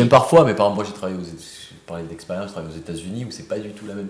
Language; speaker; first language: French; native; French